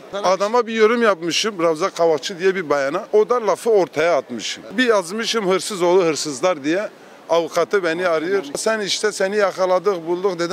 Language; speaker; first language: Turkish; native; Turkish